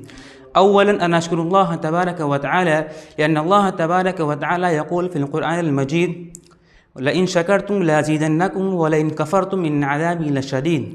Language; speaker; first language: Arabic; non-native, fluent; Urdu